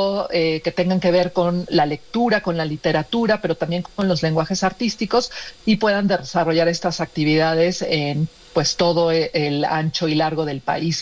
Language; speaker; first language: Spanish; native; Spanish